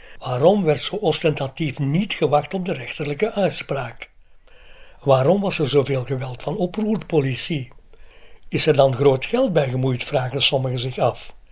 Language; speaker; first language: Dutch; native; Dutch